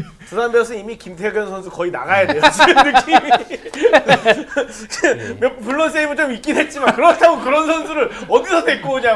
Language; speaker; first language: Korean; native; Korean